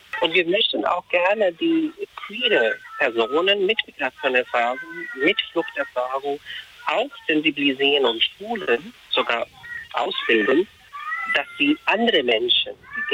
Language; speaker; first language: German; non-native, fluent; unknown